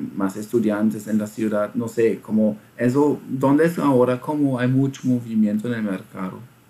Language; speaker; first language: Spanish; non-native, fluent; German